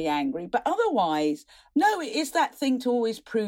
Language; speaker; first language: English; native; English